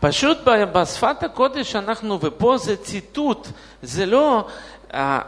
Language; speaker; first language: Hebrew; non-native, fluent; Russian